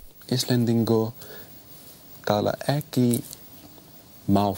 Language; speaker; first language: Icelandic; non-native, learner; English